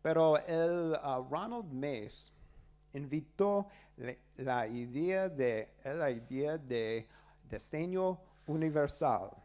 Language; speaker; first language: Spanish; non-native, learner; English